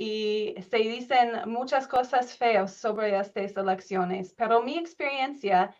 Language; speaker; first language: Spanish; non-native, learner; English